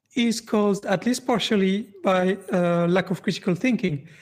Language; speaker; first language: English; non-native, fluent; French